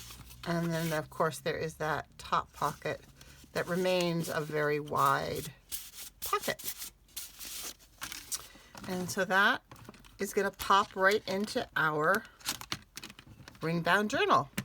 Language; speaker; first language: English; native; English